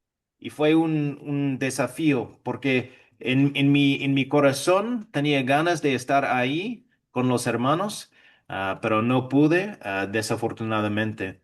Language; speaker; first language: Spanish; non-native, fluent; English